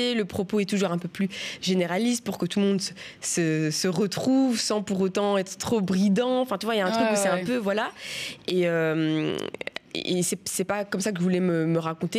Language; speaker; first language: French; native; French